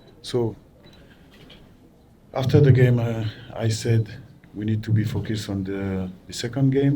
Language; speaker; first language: English; non-native, learner; French